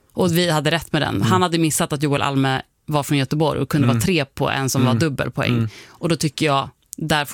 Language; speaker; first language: Swedish; native; Swedish